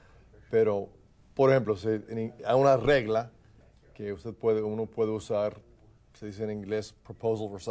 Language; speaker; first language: Spanish; non-native, fluent; English